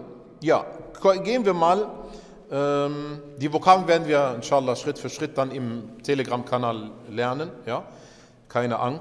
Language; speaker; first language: German; early bilingual, other home language; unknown